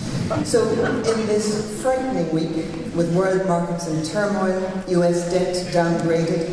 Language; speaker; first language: English; native; English